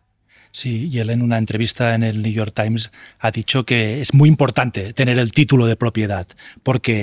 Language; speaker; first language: Spanish; native; Spanish